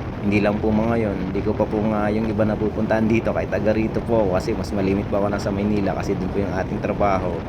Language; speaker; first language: Filipino; non-native, local second language; Bikol